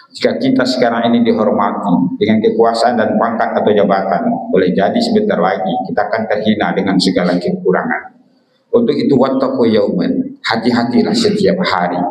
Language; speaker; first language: Malay; non-native, local second language; Minangkabau